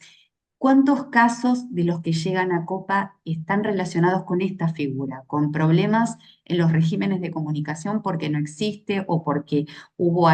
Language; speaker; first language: Spanish; native; Spanish